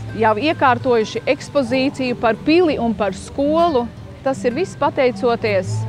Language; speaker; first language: Latvian; native; Latvian